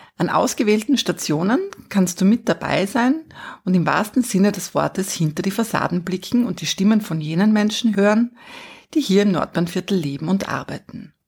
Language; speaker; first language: German; native; German